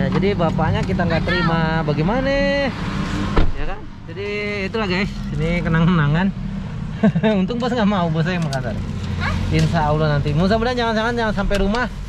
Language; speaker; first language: Indonesian; native; Indonesian